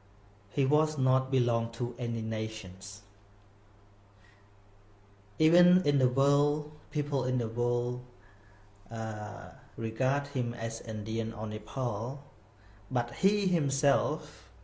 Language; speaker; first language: English; non-native, fluent; Khmer